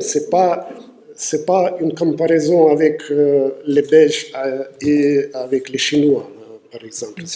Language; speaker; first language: French; non-native, fluent; Russian